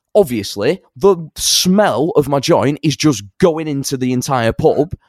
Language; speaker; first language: English; native; English